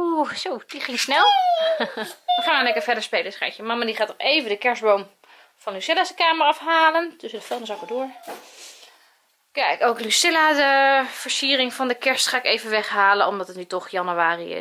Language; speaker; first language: Dutch; native; Dutch